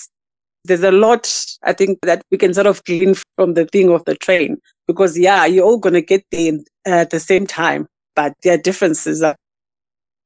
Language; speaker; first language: English; non-native, local second language; North Ndebele